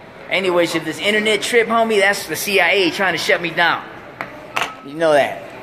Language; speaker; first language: English; early bilingual, other home language; Spanish